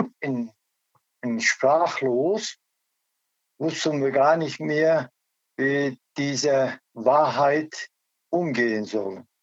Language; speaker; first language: German; non-native, learner; Turkish